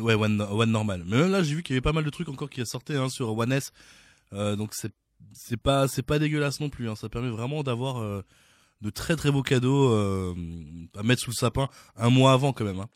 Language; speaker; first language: French; native; French